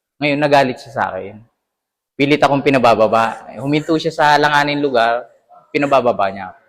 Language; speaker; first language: Filipino; native; Filipino